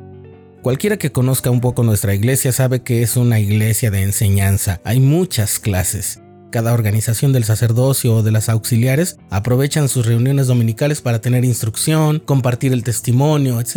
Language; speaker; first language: Spanish; native; Spanish